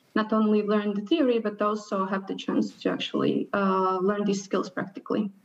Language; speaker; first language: English; non-native, fluent; Latvian